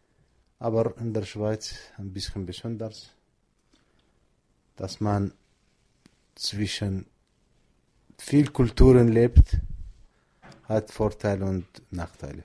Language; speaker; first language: German; non-native, learner; Arabic